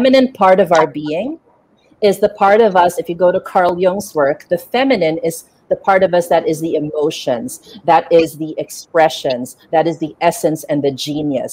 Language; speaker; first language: English; non-native, local second language; Filipino